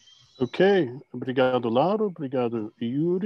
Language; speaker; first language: Portuguese; non-native, fluent; English